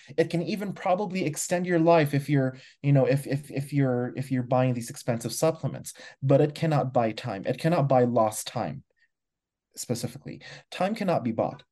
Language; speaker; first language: English; non-native, local second language; Filipino